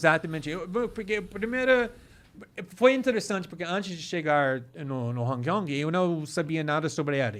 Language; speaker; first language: Portuguese; non-native, fluent; English